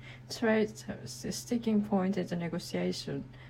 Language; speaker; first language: English; non-native, learner; Japanese